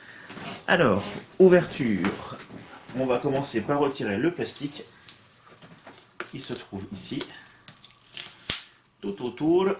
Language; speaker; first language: French; native; French